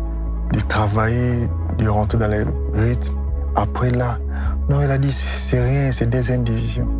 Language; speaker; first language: French; non-native, local second language; Lingala